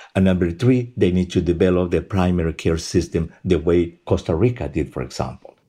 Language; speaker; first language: English; non-native, fluent; Spanish